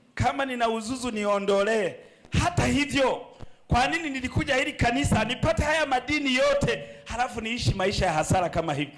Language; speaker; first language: Swahili; native; Swahili